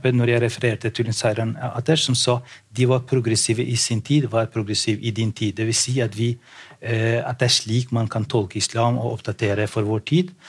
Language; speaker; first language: Norwegian; non-native, fluent; Albanian